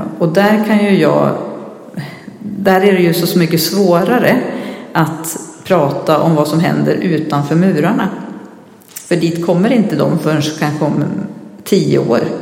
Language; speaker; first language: Swedish; native; Swedish